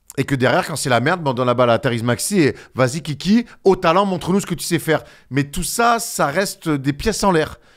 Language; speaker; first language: French; native; French